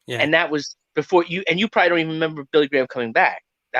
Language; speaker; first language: English; native; English